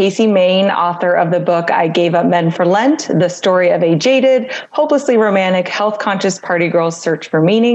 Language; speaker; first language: English; native; English